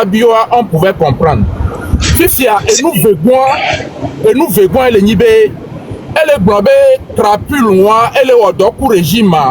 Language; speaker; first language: French; non-native, local second language; Ewe